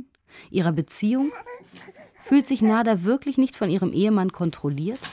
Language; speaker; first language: German; native; German